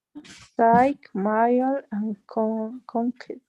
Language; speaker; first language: English; non-native, learner; Spanish